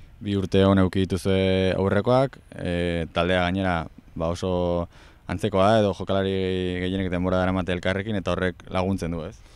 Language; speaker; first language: Basque; native; Basque